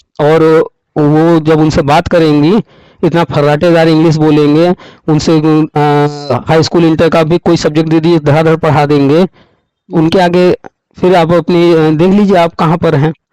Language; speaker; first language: Hindi; native; Hindi